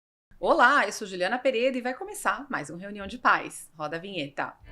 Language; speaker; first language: Portuguese; native; Portuguese